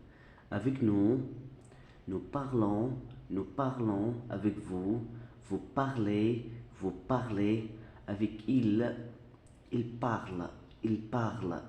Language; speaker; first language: French; non-native, fluent; Arabic